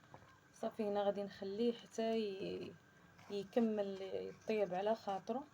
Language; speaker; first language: Arabic; native; Arabic